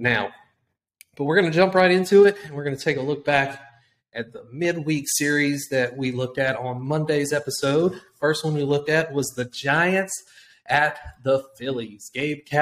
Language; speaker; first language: English; native; English